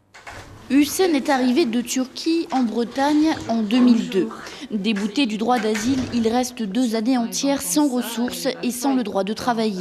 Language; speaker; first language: French; native; French